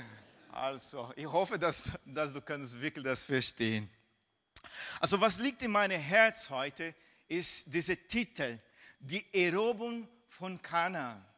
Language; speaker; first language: German; non-native, fluent; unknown